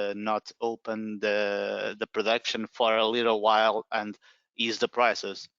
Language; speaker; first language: English; non-native, fluent; Portuguese